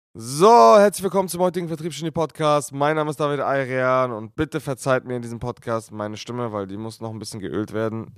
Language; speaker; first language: German; native; German